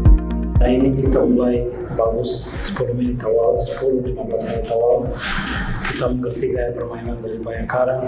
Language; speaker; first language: Indonesian; non-native, fluent; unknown